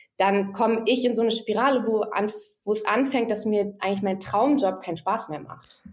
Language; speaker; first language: German; native; German